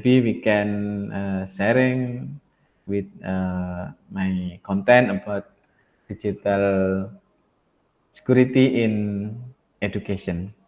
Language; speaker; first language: English; non-native, learner; Indonesian